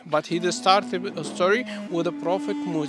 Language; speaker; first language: English; non-native, learner; Arabic